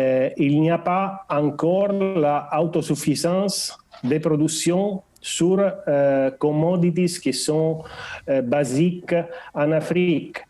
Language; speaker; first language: French; non-native, learner; Portuguese